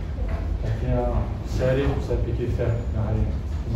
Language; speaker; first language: Indonesian; non-native, learner; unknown